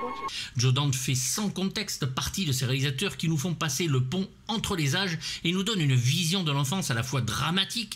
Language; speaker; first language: French; native; French